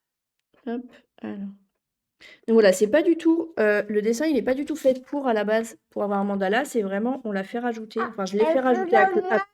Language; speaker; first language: French; native; French